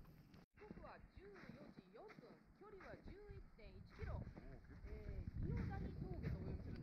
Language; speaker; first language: Japanese; native; Japanese